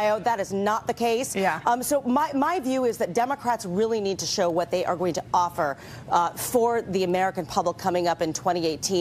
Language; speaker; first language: English; native; English